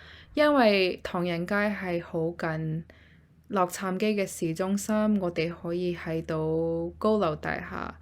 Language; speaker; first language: Cantonese; early bilingual, heritage; Cantonese